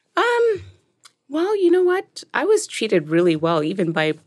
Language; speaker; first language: English; non-native, local second language; Shona